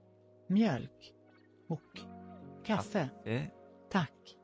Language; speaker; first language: Swedish; non-native, learner; English